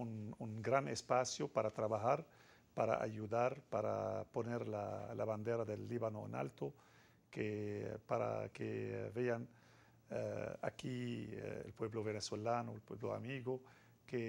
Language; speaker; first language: Spanish; non-native, fluent; Arabic